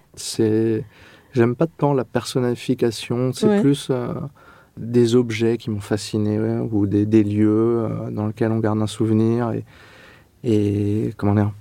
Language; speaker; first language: French; native; French